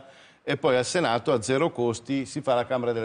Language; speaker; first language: Italian; native; Italian